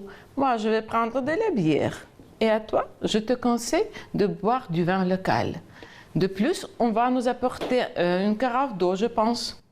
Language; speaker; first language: French; non-native, fluent; Ukrainian